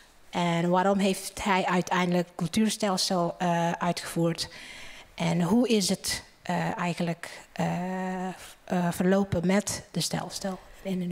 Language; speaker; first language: Dutch; non-native, fluent; Indonesian